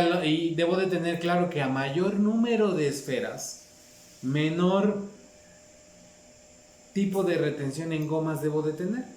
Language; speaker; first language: Spanish; native; Spanish